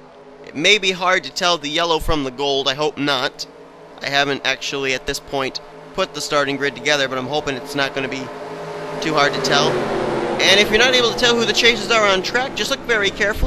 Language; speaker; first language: English; native; English